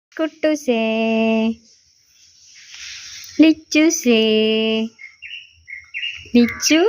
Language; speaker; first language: Malayalam; native; Malayalam